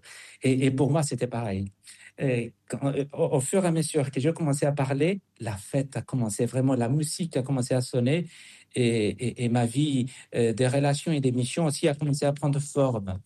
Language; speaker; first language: French; non-native, fluent; Spanish